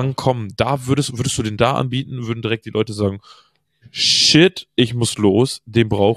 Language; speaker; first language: German; native; German